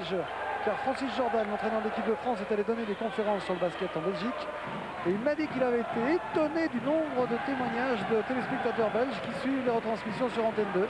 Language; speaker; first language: French; native; French